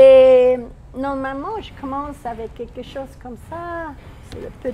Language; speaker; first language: French; non-native, fluent; English